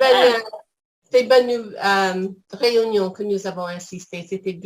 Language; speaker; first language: French; non-native, fluent; English